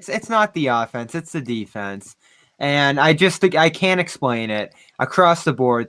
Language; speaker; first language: English; native; English